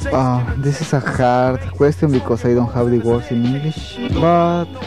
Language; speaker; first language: English; non-native, learner; Spanish